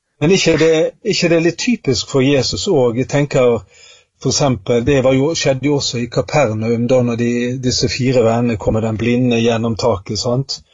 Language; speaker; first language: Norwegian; native; Norwegian